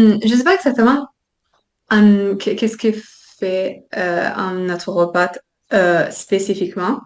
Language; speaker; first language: French; non-native, fluent; Italian